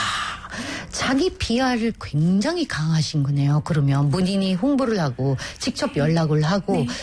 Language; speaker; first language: Korean; non-native, fluent; Filipino